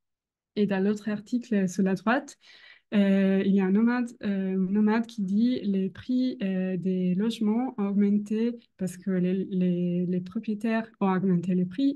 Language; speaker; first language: French; non-native, fluent; Italian